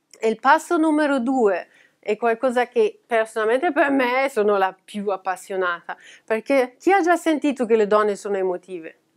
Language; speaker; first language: Italian; non-native, fluent; German